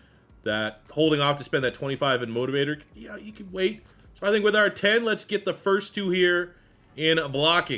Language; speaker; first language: English; native; English